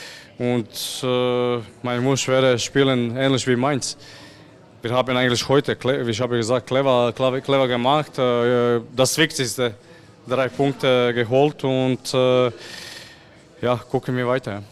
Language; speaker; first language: German; non-native, fluent; Croatian